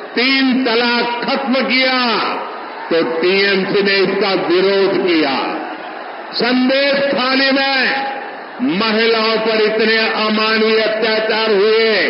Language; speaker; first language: Hindi; non-native, local second language; Gujarati